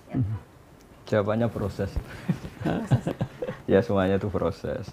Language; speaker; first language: Indonesian; native; Indonesian